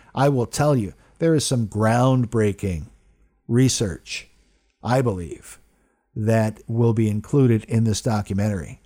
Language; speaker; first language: English; early bilingual, other home language; Italian